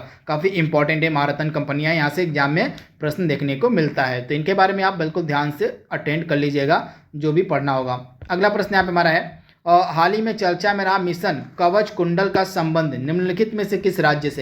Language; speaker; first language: Hindi; native; Hindi